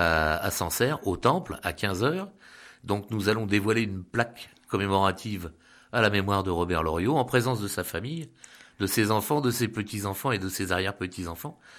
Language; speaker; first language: French; native; French